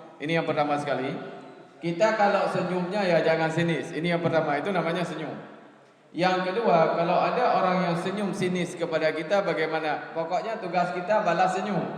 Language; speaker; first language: Malay; non-native, local second language; Achinese